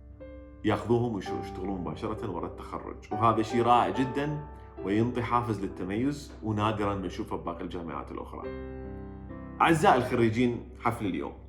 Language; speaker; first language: Arabic; native; Arabic